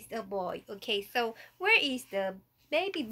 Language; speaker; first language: English; non-native, learner; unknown